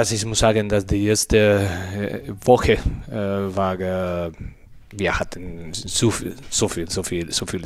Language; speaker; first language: German; non-native, learner; Spanish